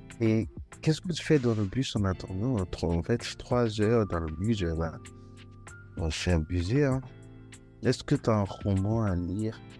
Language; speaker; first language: French; non-native, fluent; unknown